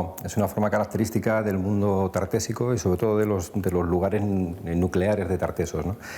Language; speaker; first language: Spanish; native; Spanish